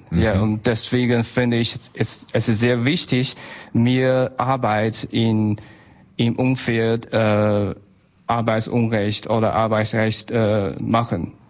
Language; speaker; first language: German; non-native, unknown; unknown